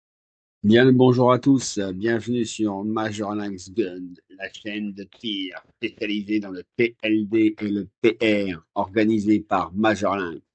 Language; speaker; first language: French; native; French